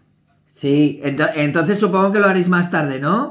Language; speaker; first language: Spanish; native; Spanish